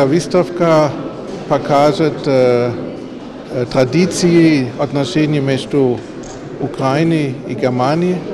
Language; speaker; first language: Ukrainian; non-native, learner; German